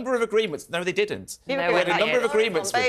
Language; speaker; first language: English; native; English